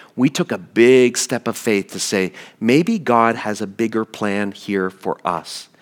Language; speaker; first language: English; native; English